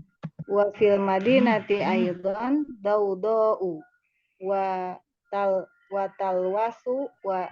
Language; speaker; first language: Arabic; non-native, learner; Indonesian